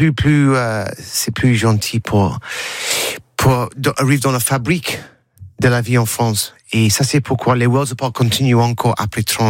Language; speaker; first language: French; non-native, learner; English